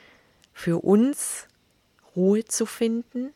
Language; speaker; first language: German; native; German